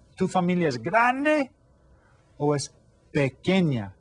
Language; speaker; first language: Spanish; non-native, fluent; English